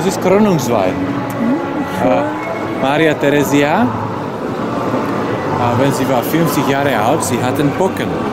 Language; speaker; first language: German; non-native, learner; Slovak